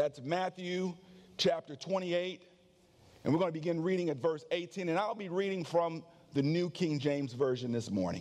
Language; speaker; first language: English; native; English